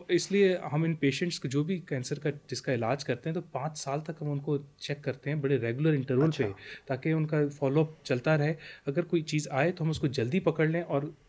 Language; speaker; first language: Urdu; native; Urdu